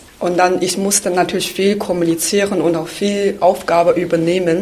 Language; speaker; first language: German; non-native, fluent; Chinese